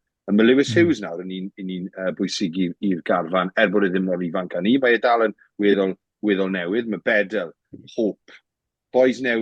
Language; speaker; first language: Welsh; native; Welsh